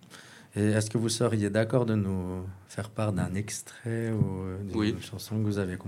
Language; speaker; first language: French; native; French